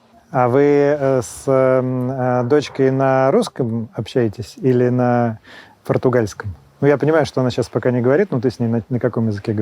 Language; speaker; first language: Russian; native; Russian